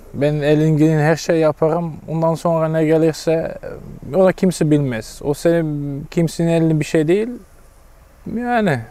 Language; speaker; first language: Turkish; non-native, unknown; Dutch